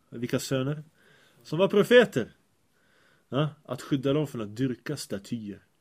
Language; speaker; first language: Swedish; early bilingual, other home language; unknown